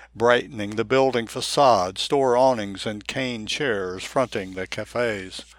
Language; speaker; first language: English; non-native, fluent; Japanese